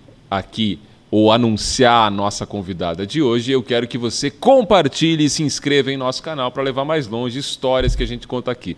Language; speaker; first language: Portuguese; native; Portuguese